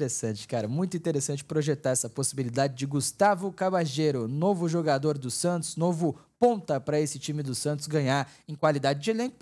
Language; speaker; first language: Portuguese; native; Portuguese